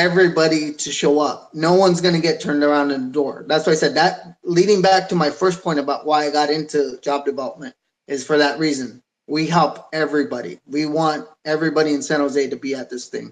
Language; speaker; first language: English; native; English